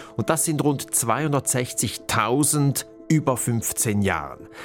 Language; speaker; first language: German; native; German